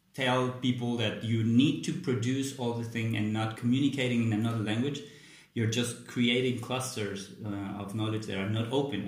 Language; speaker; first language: English; non-native, fluent; Spanish